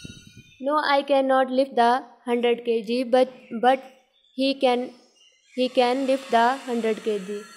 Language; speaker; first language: English; non-native, learner; Hindi